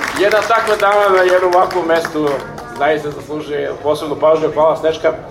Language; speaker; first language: Serbian; native; Serbian